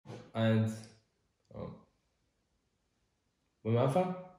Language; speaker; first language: German; early bilingual, other home language; Turkish